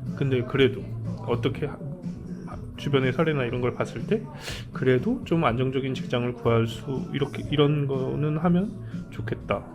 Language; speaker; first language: Korean; native; Korean